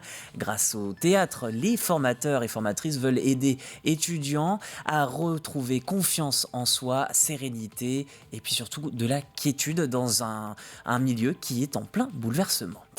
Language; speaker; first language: French; native; French